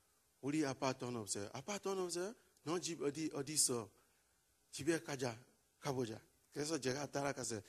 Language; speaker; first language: Korean; non-native, learner; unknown